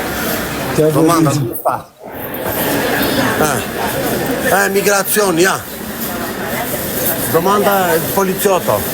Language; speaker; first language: Italian; non-native, fluent; Albanian